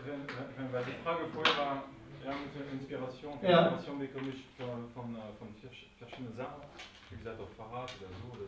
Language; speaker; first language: German; non-native, local second language; French